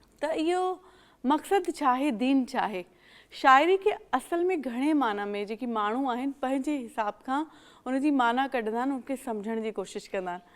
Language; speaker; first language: Sindhi; native; Sindhi